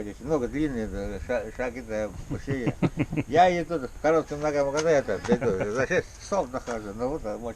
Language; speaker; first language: Russian; native; Russian